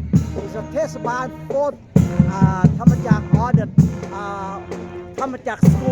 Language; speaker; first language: English; non-native, learner; Thai